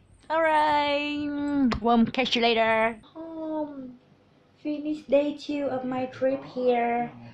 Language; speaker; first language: English; non-native, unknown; Vietnamese